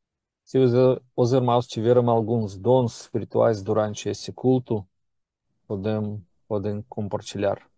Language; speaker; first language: Portuguese; non-native, learner; Russian